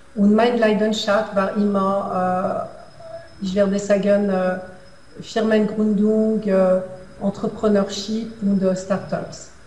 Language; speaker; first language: German; non-native, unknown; French